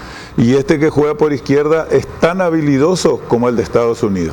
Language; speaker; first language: Spanish; native; Spanish